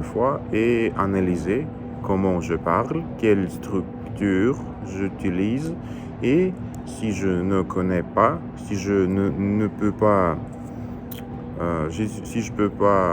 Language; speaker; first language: French; non-native, learner; Russian